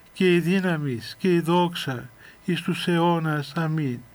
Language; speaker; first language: Greek; native; Greek